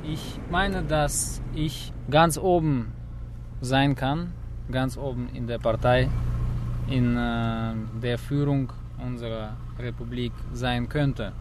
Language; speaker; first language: German; non-native, fluent; Russian